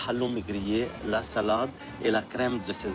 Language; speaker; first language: French; non-native, local second language; Arabic